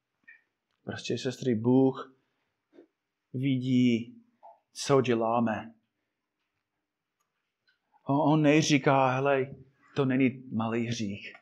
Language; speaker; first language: Czech; non-native, fluent; English